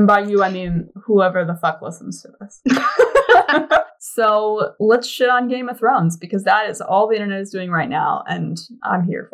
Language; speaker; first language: English; native; English